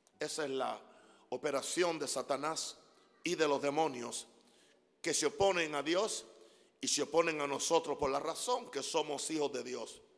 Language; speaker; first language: Spanish; non-native, fluent; English